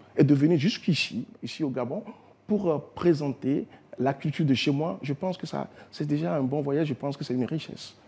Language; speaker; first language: French; non-native, local second language; Ewe